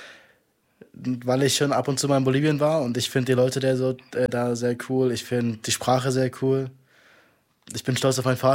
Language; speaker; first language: German; native; German